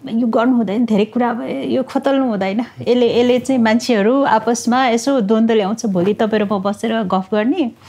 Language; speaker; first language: Nepali; non-native, local second language; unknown